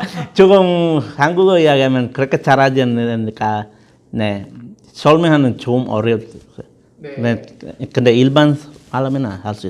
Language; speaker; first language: Korean; non-native, learner; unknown